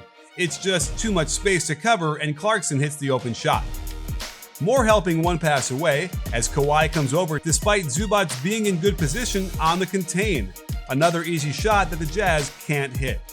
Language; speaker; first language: English; native; English